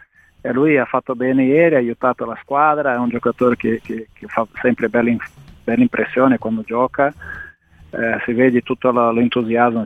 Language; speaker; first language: Italian; non-native, fluent; Portuguese